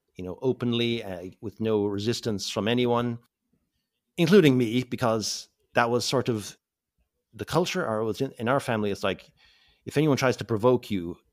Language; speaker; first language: English; native; English